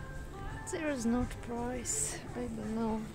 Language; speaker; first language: English; non-native, learner; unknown